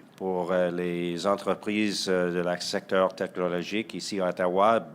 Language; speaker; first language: French; non-native, fluent; English